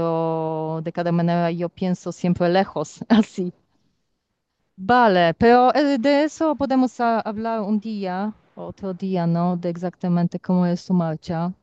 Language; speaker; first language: Spanish; non-native, learner; Polish